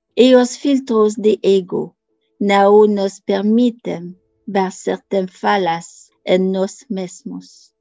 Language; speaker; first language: Portuguese; non-native, learner; French